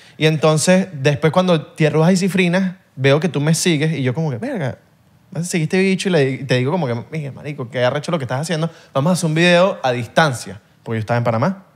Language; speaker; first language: Spanish; native; Spanish